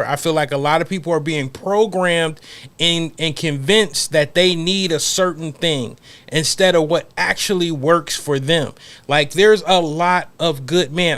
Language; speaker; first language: English; native; English